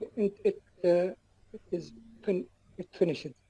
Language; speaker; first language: English; non-native, learner; Arabic